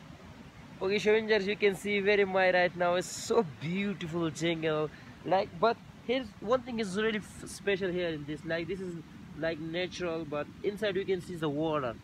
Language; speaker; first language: English; non-native, local second language; Urdu